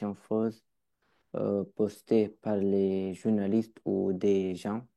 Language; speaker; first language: French; non-native, learner; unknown